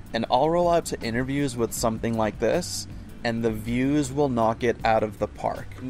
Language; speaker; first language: English; native; English